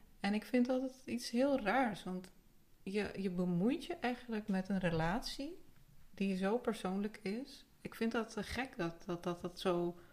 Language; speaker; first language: Dutch; early bilingual, other home language; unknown